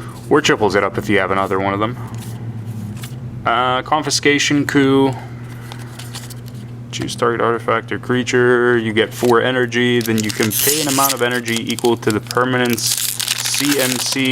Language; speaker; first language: English; native; English